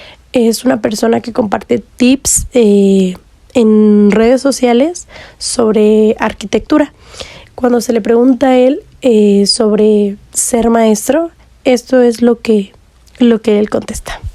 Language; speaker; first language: Spanish; native; Spanish